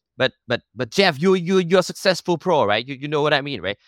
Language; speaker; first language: English; non-native, learner; Thai